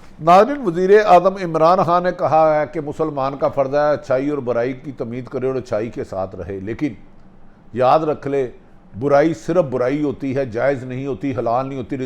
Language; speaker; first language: Urdu; native; Urdu